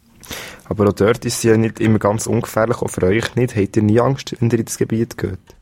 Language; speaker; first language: German; native; German